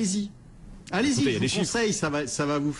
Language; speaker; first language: French; native; French